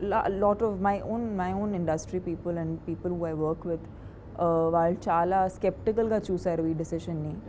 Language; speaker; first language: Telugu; non-native, fluent; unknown